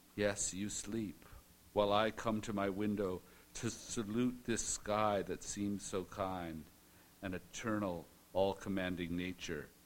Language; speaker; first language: English; native; English